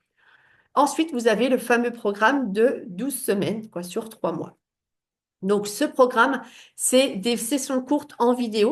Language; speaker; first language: French; native; French